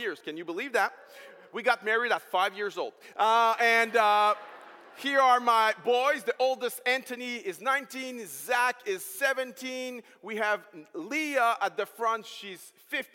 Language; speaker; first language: English; non-native, fluent; French